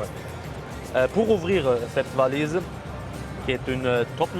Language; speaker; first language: French; non-native, learner; German